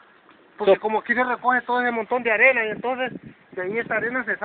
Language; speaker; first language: Spanish; native; Spanish